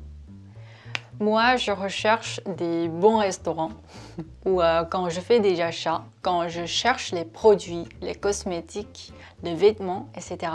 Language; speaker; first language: French; non-native, fluent; Korean